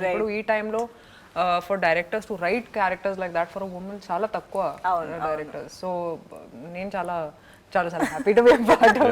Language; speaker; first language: Telugu; non-native, fluent; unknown